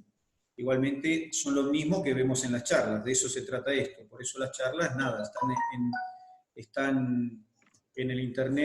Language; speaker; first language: Spanish; native; Spanish